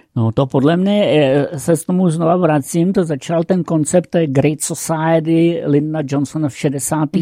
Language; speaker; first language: Czech; native; Czech